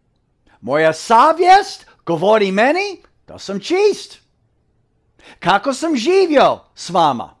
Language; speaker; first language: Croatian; early bilingual, heritage; English